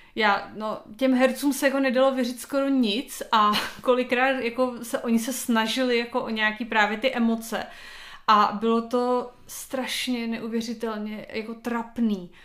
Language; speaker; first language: Czech; native; Czech